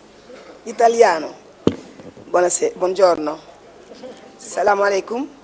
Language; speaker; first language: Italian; non-native, fluent; Wolof